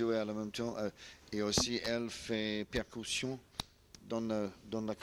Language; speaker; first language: French; non-native, learner; English